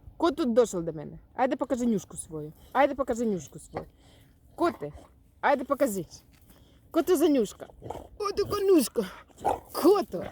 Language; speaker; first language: Bosnian; non-native, learner; Ukrainian